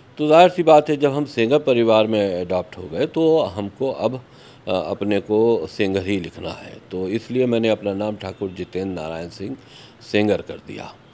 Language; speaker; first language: Hindi; native; Hindi